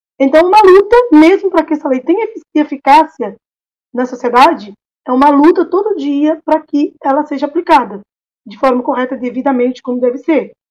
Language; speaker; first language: Portuguese; non-native, local second language; Kabuverdianu